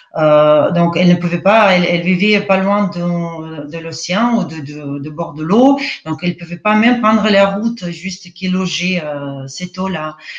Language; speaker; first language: French; non-native, fluent; Russian